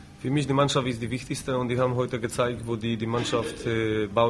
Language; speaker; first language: German; non-native, fluent; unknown